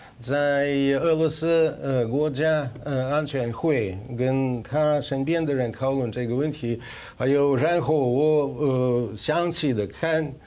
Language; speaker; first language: Chinese; non-native, fluent; Russian